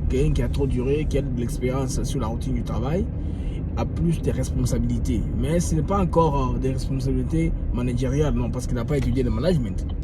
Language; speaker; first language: French; non-native, local second language; Lingala